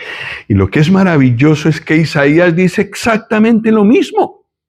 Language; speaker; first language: Spanish; native; Spanish